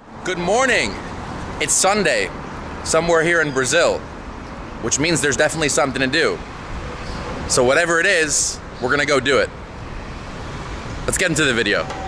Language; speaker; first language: English; native; English